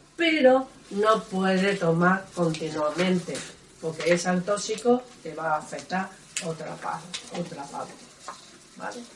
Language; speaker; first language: Spanish; non-native, learner; Chinese